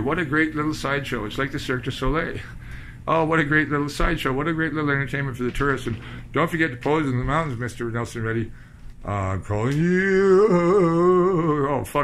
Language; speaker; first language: English; native; English